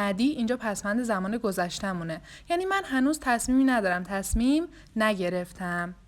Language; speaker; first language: Persian; native; Persian